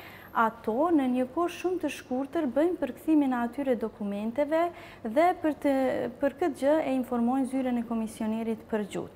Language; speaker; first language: Albanian; native; Albanian